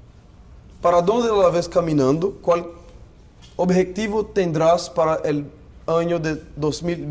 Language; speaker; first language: Spanish; non-native, fluent; Portuguese